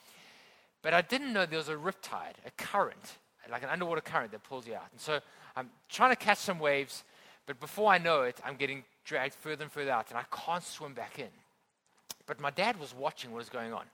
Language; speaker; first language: English; native; English